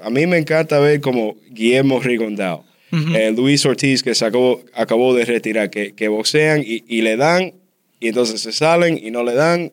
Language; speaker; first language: Spanish; early bilingual, heritage; Spanish